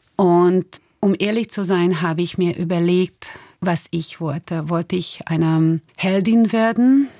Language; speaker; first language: German; non-native, fluent; Hungarian